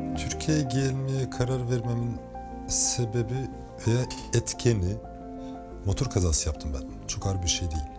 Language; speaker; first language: Turkish; early bilingual, heritage; Turkish